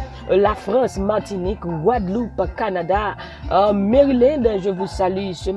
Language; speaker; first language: French; non-native, local second language; Haitian Creole